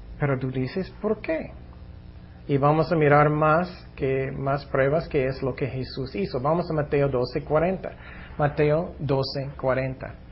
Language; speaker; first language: Spanish; non-native, fluent; English